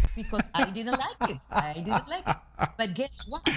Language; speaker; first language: English; non-native, fluent; Spanish